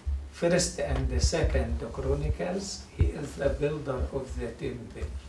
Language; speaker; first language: English; non-native, fluent; Arabic